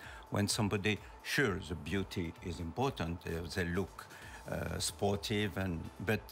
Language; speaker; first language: English; non-native, learner; French